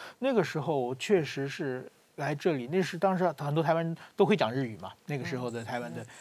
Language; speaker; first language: Chinese; native; Chinese